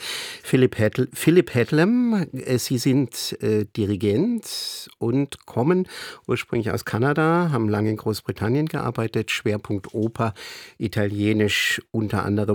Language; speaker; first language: German; native; German